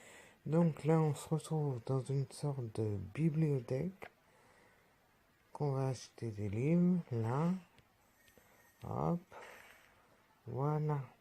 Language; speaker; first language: French; native; French